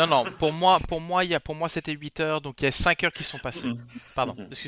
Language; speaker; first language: French; native; French